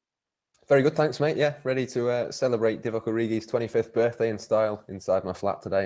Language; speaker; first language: English; native; English